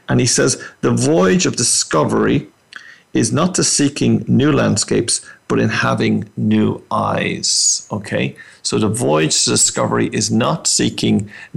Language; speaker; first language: English; native; English